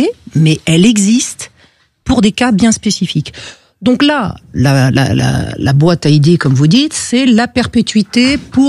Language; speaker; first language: French; native; French